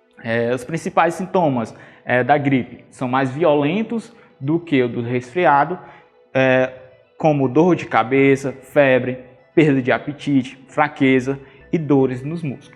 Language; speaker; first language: Portuguese; native; Portuguese